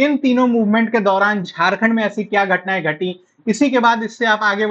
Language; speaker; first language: Hindi; native; Hindi